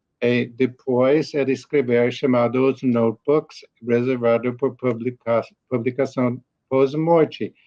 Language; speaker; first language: Portuguese; non-native, learner; English